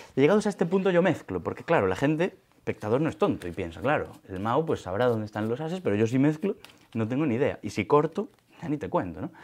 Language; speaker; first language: Spanish; native; Spanish